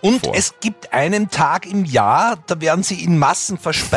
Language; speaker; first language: German; native; German